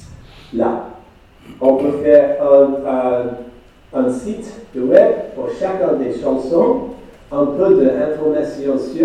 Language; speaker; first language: French; non-native, fluent; English